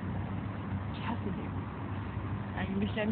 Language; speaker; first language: German; early bilingual, other home language; Turkish